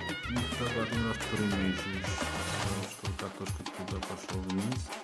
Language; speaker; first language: Russian; non-native, fluent; Tajik